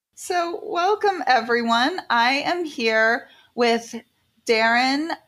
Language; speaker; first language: English; native; English